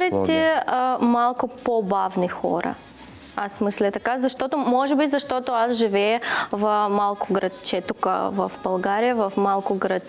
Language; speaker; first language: Bulgarian; non-native, learner; Russian